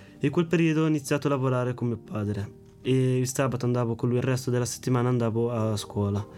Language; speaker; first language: Italian; early bilingual, other home language; Arabic